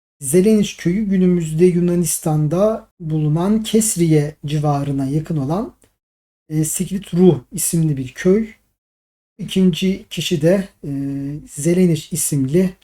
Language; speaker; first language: Turkish; native; Turkish